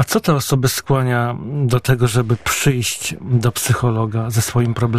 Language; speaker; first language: Polish; native; Polish